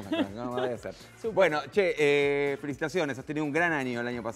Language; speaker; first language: Spanish; native; Spanish